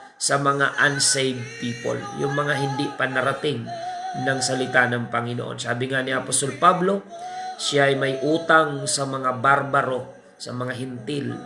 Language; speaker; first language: Filipino; non-native, local second language; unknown